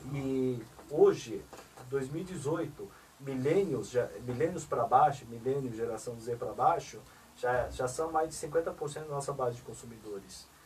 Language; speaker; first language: Portuguese; early bilingual, other home language; Korean